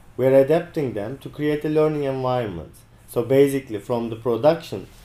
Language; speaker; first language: English; non-native, fluent; Turkish